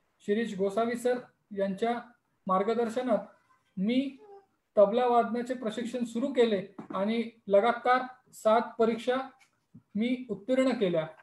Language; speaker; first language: Marathi; non-native, local second language; Hindi